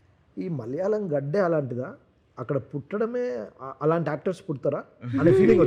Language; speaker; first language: Telugu; native; Telugu